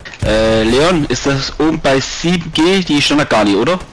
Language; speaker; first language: German; native; German